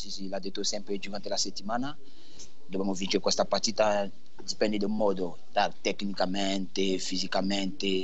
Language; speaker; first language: Italian; non-native, learner; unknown